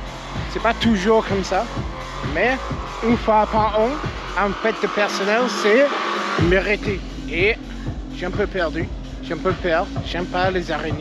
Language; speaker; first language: French; non-native, learner; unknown